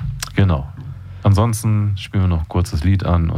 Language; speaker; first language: German; native; German